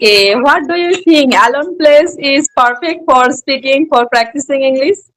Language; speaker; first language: English; non-native, learner; Bangla